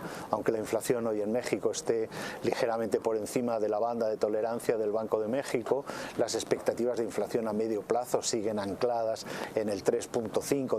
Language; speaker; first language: Spanish; native; Spanish